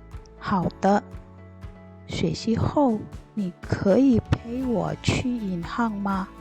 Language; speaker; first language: Chinese; non-native, fluent; Indonesian